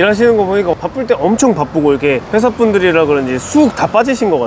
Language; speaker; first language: Korean; native; Korean